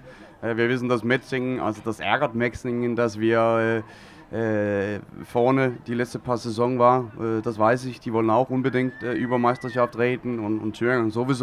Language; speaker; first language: German; non-native, fluent; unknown